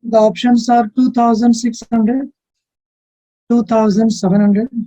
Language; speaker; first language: English; non-native, local second language; Kannada